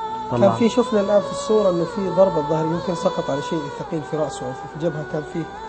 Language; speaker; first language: Arabic; native; Arabic